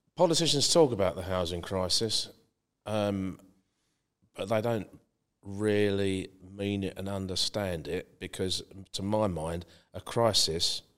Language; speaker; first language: English; native; English